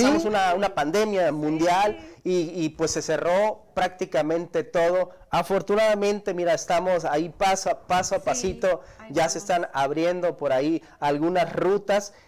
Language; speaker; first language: Spanish; native; Spanish